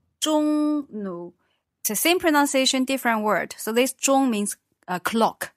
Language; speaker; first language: English; non-native, fluent; Chinese